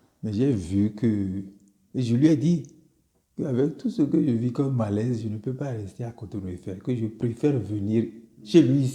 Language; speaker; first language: French; non-native, local second language; Fon